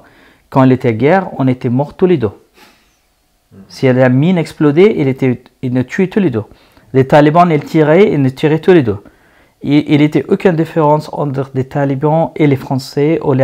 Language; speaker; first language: French; non-native, learner; Persian